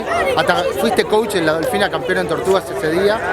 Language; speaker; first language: Spanish; native; Spanish